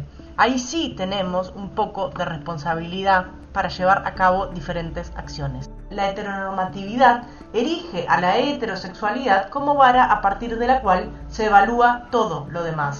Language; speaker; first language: Spanish; native; Spanish